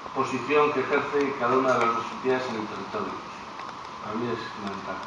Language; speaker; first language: Spanish; non-native, local second language; Galician